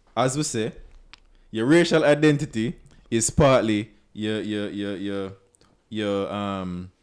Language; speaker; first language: English; non-native, local second language; Jamaican Creole English